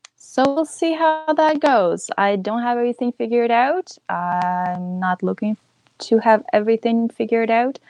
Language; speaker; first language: English; early bilingual, other home language; Ukrainian